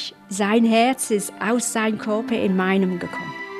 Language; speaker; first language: German; non-native, fluent; English